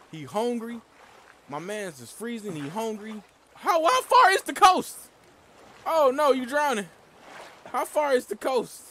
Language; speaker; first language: English; native; English